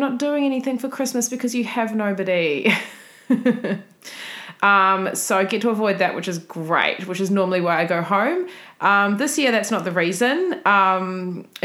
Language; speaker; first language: English; native; English